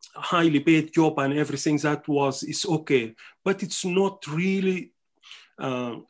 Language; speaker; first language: English; non-native, fluent; Arabic